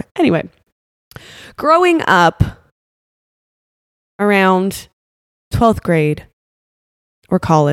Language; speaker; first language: English; native; English